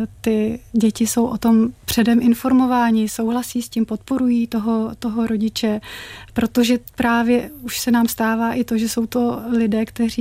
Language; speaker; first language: Czech; native; Czech